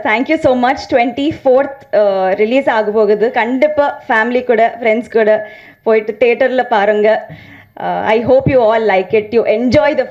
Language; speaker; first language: Tamil; non-native, learner; Telugu